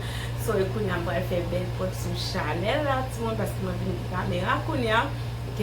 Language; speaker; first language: French; non-native, learner; Haitian Creole